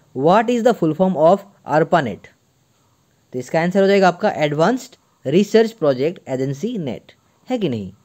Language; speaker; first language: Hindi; non-native, local second language; Assamese